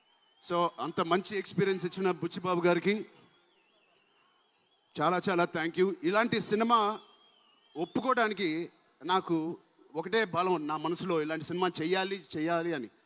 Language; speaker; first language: Telugu; native; Telugu